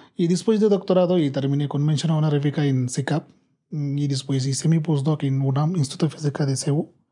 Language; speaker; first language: Spanish; non-native, learner; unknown